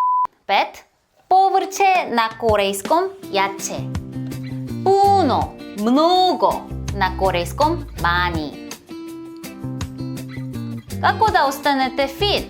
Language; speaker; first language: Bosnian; non-native, learner; Korean